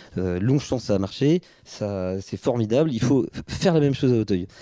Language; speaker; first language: French; native; French